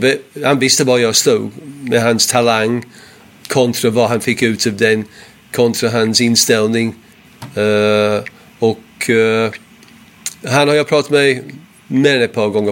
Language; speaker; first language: Swedish; non-native, fluent; English